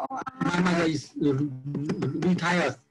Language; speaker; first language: English; non-native, learner; Vietnamese